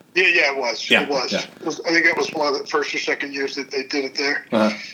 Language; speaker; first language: English; native; English